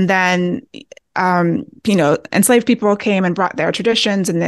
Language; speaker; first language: English; native; English